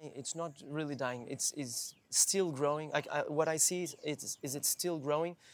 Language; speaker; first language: English; non-native, fluent; Portuguese